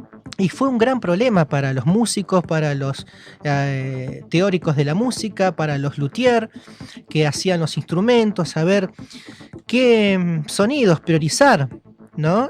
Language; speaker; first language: Spanish; native; Spanish